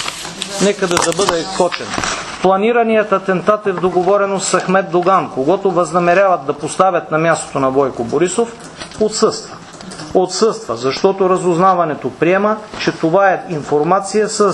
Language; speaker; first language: Bulgarian; native; Bulgarian